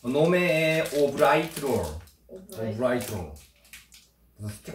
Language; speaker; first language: Portuguese; non-native, learner; Korean